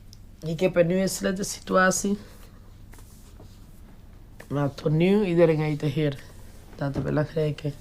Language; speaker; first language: Dutch; non-native, learner; Spanish